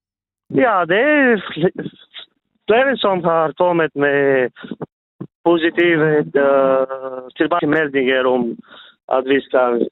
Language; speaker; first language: Norwegian; non-native, local second language; Northern Sami